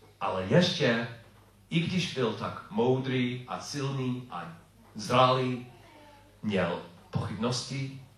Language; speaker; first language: Czech; non-native, fluent; English